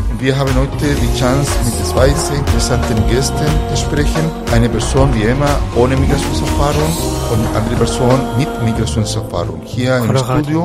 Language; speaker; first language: German; non-native, fluent; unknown